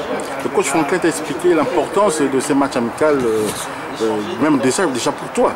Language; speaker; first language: French; native; French